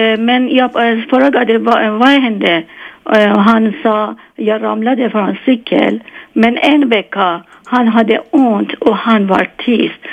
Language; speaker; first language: Swedish; non-native, learner; Persian